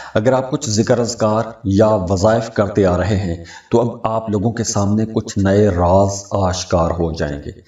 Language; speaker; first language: Urdu; native; Urdu